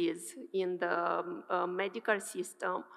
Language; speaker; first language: English; non-native, fluent; Romanian